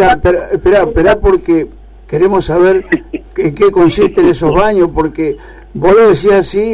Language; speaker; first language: Spanish; native; Spanish